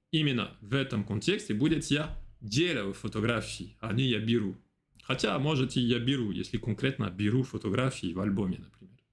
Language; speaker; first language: Russian; non-native, fluent; French